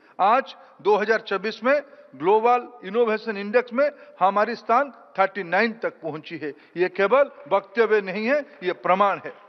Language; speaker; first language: Hindi; non-native, local second language; Odia